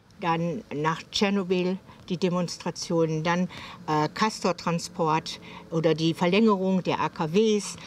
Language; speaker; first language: German; native; German